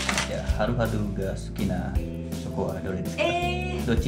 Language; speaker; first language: Japanese; non-native, fluent; Indonesian